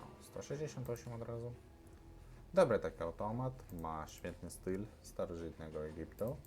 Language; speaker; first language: Polish; non-native, learner; Russian